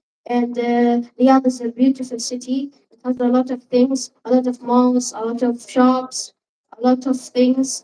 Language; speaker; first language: English; non-native, learner; Arabic